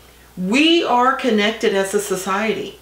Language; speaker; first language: English; native; English